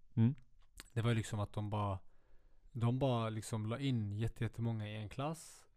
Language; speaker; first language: Swedish; early bilingual, other home language; Kurdish